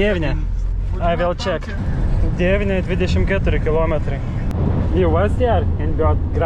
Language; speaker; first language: English; non-native, learner; Lithuanian